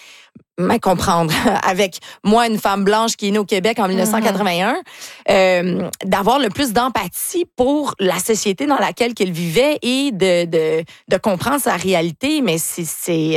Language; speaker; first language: French; native; French